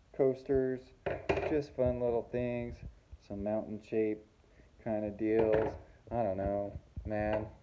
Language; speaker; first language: English; native; English